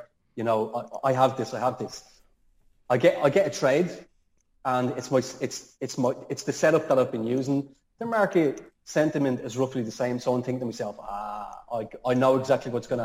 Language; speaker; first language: English; native; English